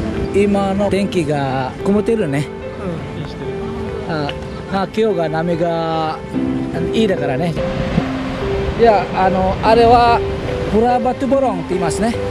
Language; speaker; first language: Japanese; non-native, fluent; Balinese